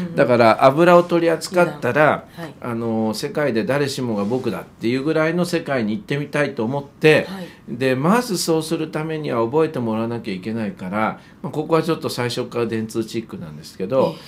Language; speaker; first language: Japanese; native; Japanese